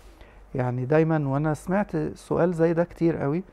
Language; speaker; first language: Arabic; native; Arabic